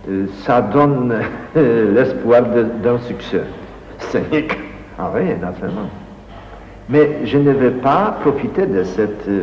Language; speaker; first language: French; non-native, fluent; Polish